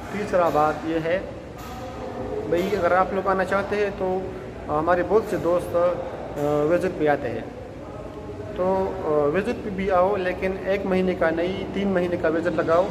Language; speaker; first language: Hindi; non-native, local second language; Pashto